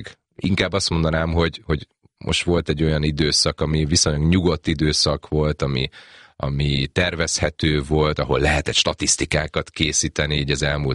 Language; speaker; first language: Hungarian; native; Hungarian